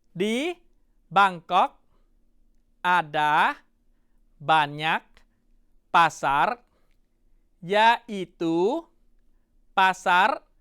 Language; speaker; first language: Indonesian; non-native, fluent; Thai